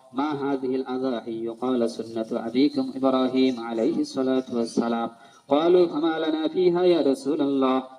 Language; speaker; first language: Arabic; non-native, fluent; Bangla